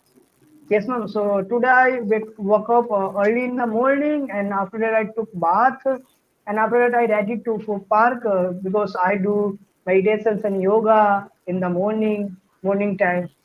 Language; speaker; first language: English; non-native, learner; Hindi